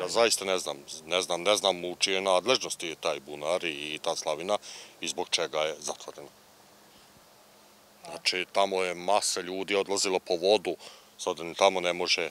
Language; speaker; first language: Serbian; native; Serbian